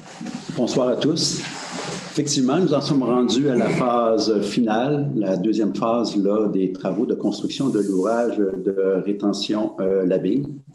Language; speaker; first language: French; native; French